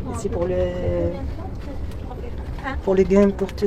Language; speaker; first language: French; non-native, local second language; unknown